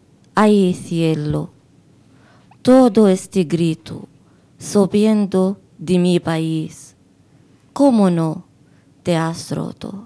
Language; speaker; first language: Spanish; non-native, fluent; Arabic